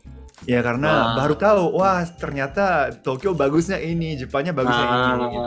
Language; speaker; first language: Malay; non-native, fluent; Japanese